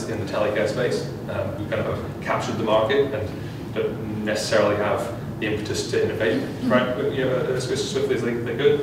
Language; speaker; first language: English; native; English